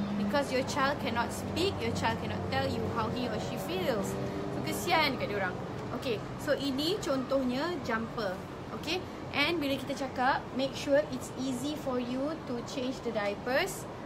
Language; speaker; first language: English; non-native, local second language; Malay